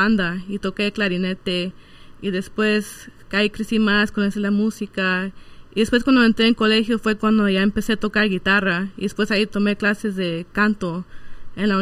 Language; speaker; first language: Spanish; early bilingual, heritage; Spanish